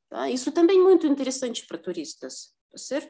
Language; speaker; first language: Portuguese; non-native, fluent; Russian